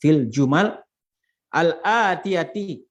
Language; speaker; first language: Arabic; non-native, fluent; Indonesian